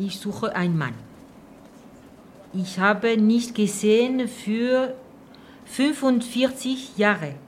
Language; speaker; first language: German; non-native, learner; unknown